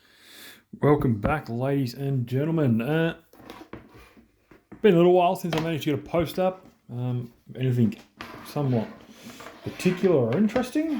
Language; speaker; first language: English; native; English